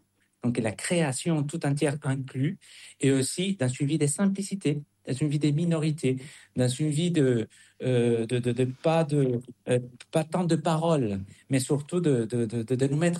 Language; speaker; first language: French; non-native, fluent; Spanish